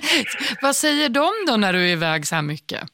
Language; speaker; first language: Swedish; native; Swedish